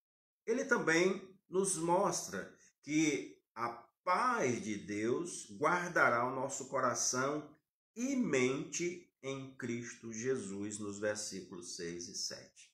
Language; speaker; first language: Portuguese; native; Portuguese